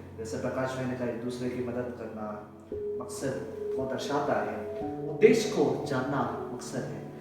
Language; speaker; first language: Hindi; native; Hindi